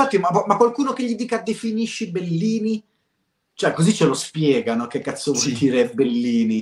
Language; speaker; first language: Italian; native; Italian